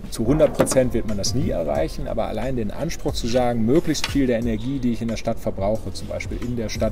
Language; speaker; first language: German; native; German